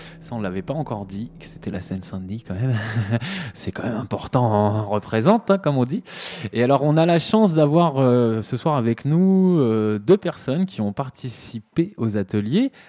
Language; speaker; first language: French; native; French